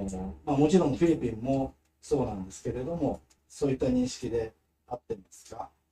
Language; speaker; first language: Japanese; non-native, fluent; Filipino